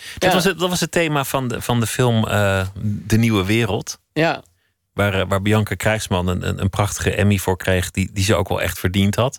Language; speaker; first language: Dutch; native; Dutch